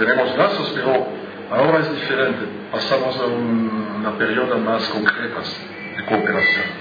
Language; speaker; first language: Spanish; non-native, fluent; French